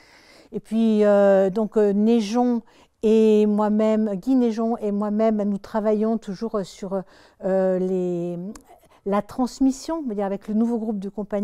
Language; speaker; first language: French; native; French